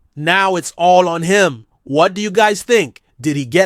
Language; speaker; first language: English; native; English